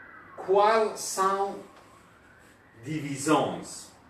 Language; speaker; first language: Portuguese; non-native, learner; Persian